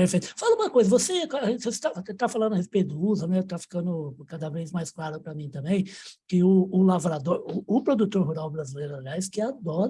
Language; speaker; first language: Portuguese; native; Portuguese